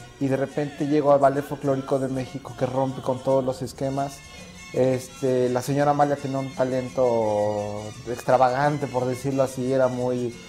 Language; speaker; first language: Spanish; native; Spanish